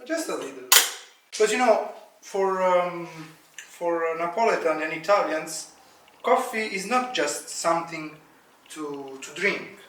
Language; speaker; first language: English; non-native, fluent; Italian